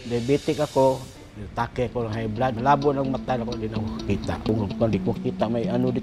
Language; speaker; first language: Filipino; non-native, local second language; Chavacano